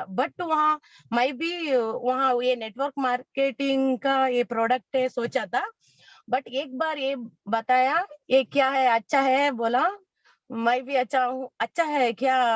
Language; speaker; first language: Hindi; non-native, local second language; Kannada